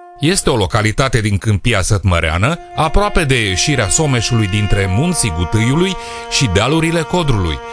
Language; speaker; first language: Romanian; native; Romanian